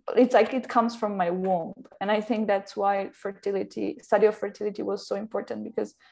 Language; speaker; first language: English; non-native, fluent; Italian